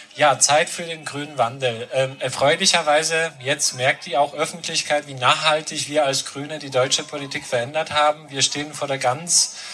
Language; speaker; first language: German; non-native, fluent; Polish